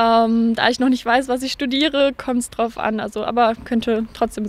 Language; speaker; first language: German; native; German